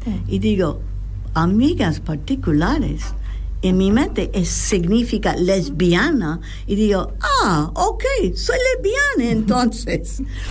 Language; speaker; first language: Spanish; non-native, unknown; English